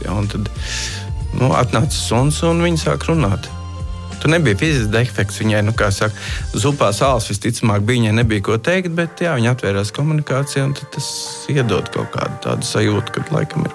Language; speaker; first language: Latvian; native; Latvian